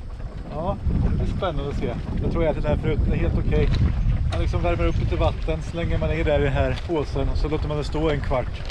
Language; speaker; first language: Swedish; native; Swedish